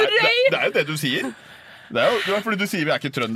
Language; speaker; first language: Norwegian; native; Norwegian